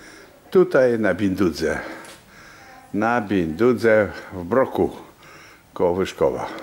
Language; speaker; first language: Polish; native; Polish